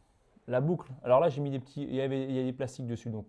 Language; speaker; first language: French; native; French